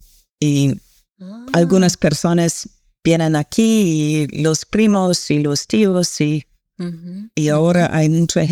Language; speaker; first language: Spanish; non-native, learner; English